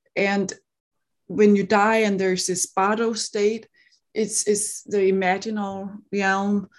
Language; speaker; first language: English; non-native, fluent; Danish